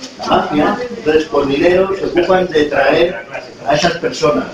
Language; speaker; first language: Spanish; native; Spanish